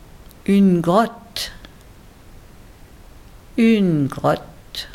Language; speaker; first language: French; native; French